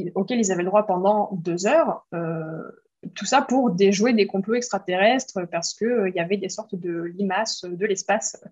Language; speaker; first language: French; early bilingual, other home language; Greek